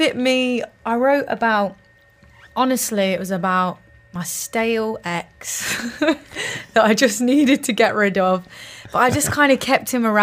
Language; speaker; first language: English; native; English